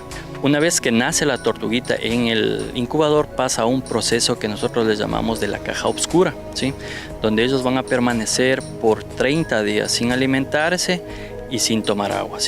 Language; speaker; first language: Spanish; native; Spanish